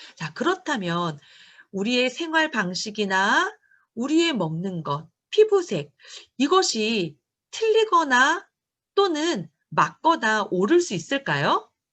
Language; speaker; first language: Korean; native; Korean